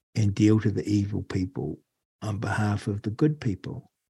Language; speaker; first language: English; native; English